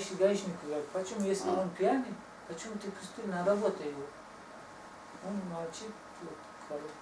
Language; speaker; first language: Russian; non-native, learner; Tajik